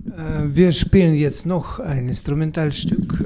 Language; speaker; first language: German; non-native, fluent; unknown